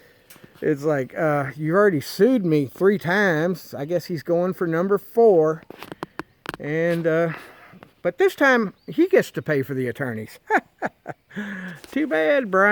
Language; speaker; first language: English; native; English